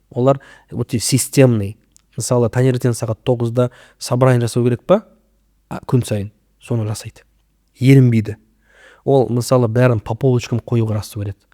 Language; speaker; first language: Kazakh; native; Kazakh